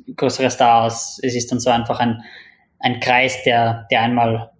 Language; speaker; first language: German; native; German